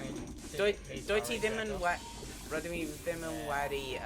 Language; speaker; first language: Welsh; non-native, local second language; English